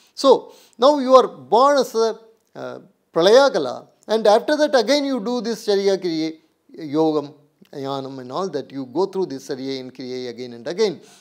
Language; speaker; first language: English; non-native, local second language; Tamil